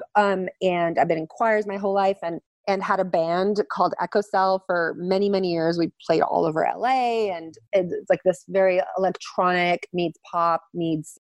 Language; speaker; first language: English; early bilingual, other home language; Turkish